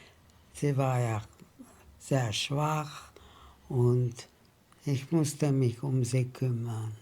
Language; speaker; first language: German; early bilingual, heritage; German